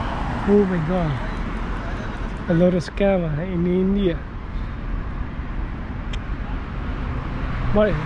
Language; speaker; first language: English; non-native, learner; Burmese